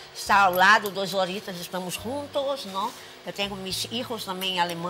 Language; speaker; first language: Spanish; non-native, fluent; Portuguese